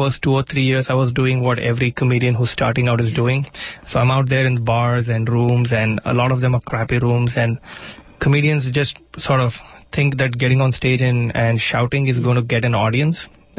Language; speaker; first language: English; non-native, local second language; Marathi